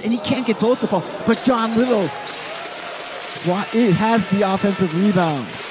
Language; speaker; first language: English; native; English